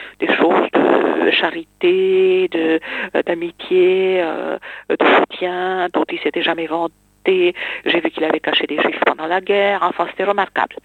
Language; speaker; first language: French; non-native, fluent; Romanian